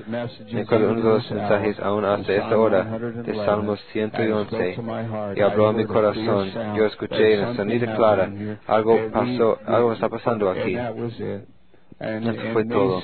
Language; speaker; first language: Spanish; non-native, learner; English